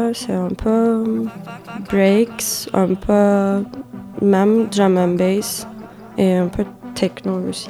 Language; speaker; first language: French; non-native, fluent; Turkish